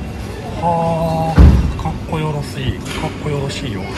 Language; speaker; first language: Japanese; native; Japanese